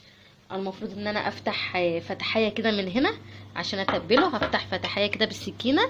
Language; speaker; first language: Arabic; native; Arabic